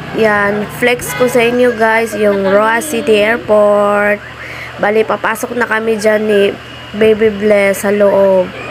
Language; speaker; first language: Filipino; non-native, local second language; Hiligaynon